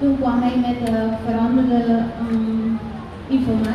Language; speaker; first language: Dutch; non-native, fluent; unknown